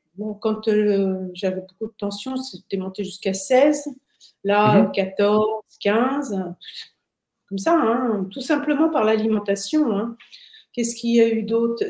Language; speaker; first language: French; native; French